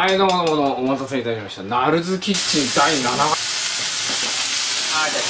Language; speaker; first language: Japanese; native; Japanese